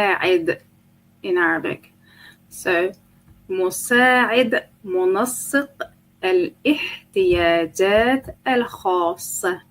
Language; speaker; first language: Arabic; non-native, fluent; English